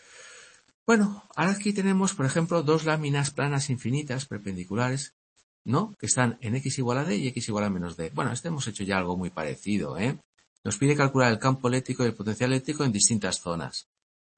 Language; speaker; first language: Spanish; native; Spanish